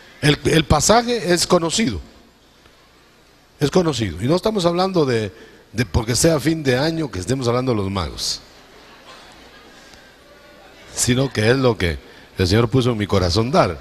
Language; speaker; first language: Spanish; native; Spanish